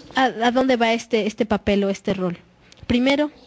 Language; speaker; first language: Spanish; non-native, fluent; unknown